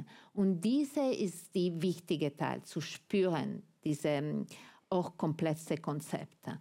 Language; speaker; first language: German; non-native, fluent; Italian